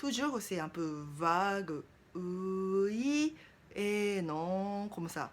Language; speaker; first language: French; non-native, learner; Japanese